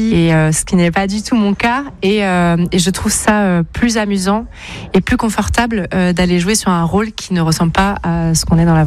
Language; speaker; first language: French; native; French